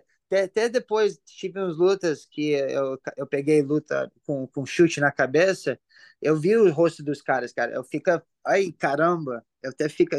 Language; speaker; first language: Portuguese; early bilingual, heritage; English